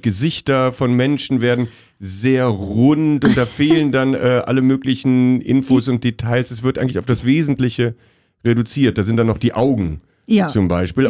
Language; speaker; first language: German; native; German